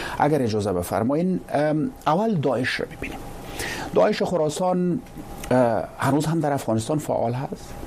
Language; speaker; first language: Persian; native; Persian